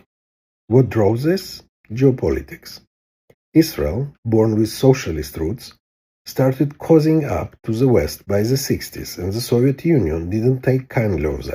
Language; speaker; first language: English; non-native, fluent; Hebrew